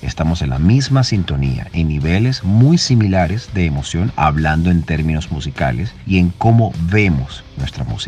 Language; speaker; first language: Spanish; native; Spanish